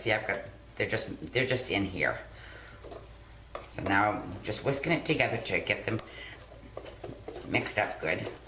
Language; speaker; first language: English; native; English